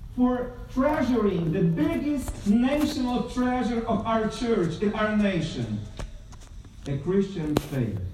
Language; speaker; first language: English; non-native, fluent; Ukrainian